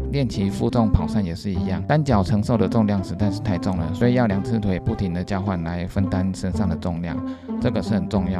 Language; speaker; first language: Chinese; native; Chinese